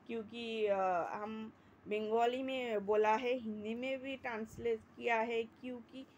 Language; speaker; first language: Hindi; non-native, local second language; Bangla